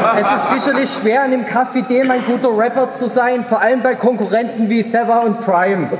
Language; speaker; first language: German; native; German